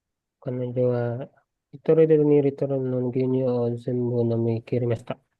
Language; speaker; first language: Japanese; non-native, learner; Indonesian